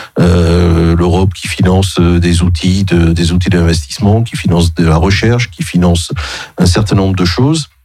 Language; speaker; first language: French; native; French